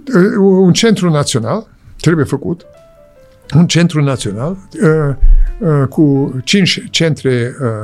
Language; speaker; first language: Romanian; early bilingual, heritage; Romanian